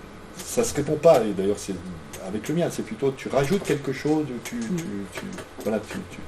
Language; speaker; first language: French; native; French